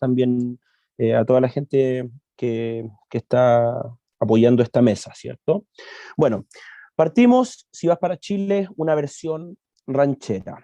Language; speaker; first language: Spanish; native; Spanish